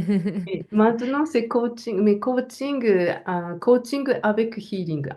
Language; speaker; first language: French; non-native, learner; Japanese